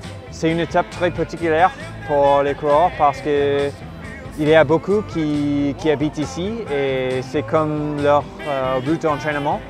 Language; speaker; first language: French; non-native, fluent; English